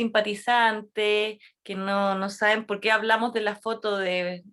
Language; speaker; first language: Spanish; native; Spanish